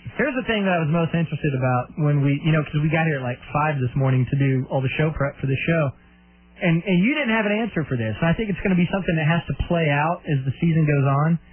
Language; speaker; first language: English; native; English